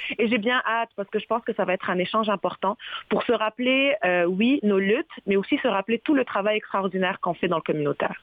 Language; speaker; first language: French; early bilingual, other home language; Arabic